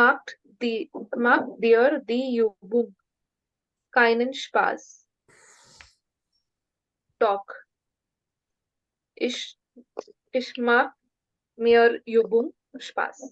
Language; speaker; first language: German; non-native, learner; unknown